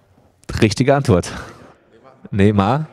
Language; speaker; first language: German; native; German